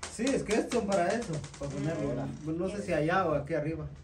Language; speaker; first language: Spanish; native; Spanish